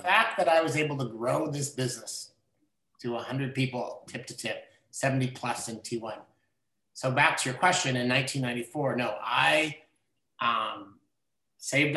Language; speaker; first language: English; native; English